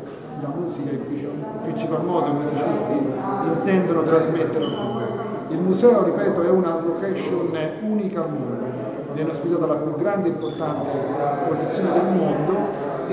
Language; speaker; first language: Italian; native; Italian